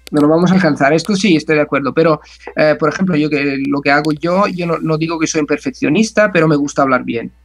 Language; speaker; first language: Spanish; non-native, fluent; Italian